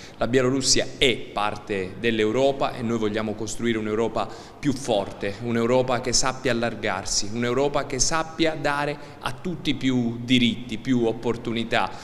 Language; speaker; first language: Italian; native; Italian